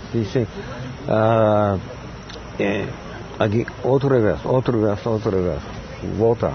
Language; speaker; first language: Spanish; non-native, learner; English